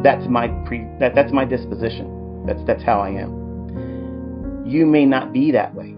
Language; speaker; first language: English; native; English